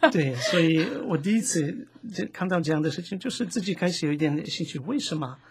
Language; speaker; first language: Chinese; non-native, fluent; Polish